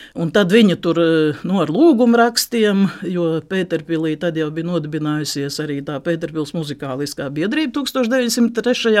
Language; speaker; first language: Latvian; native; Latvian